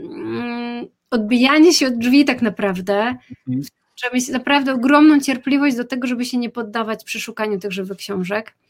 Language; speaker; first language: Polish; native; Polish